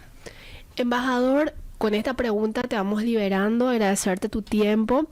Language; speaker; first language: Spanish; native; Spanish